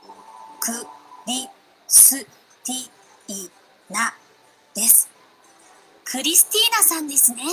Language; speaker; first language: Japanese; non-native, learner; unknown